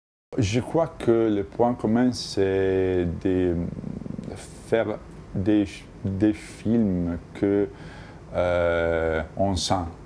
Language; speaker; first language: French; non-native, fluent; Italian